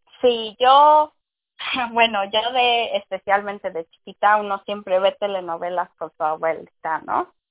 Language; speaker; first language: Spanish; early bilingual, heritage; Spanish